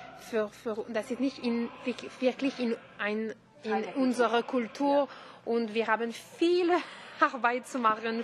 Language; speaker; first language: German; non-native, learner; French